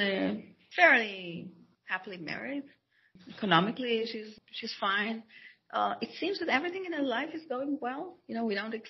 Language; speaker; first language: English; non-native, fluent; Hebrew